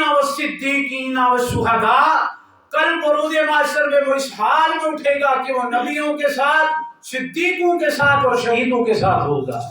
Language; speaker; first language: Urdu; native; Urdu